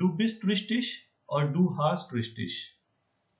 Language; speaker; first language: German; non-native, learner; Hindi